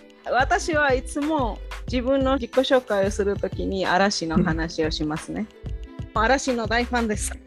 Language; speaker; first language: Japanese; non-native, fluent; Spanish